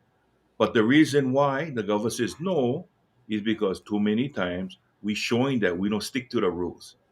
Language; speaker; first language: English; native; English